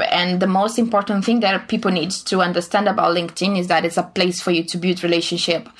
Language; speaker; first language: English; non-native, fluent; Portuguese